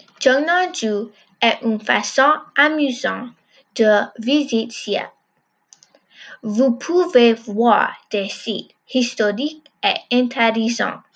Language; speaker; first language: French; non-native, learner; English